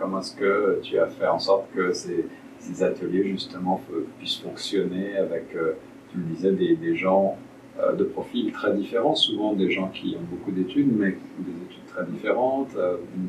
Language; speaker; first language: French; native; French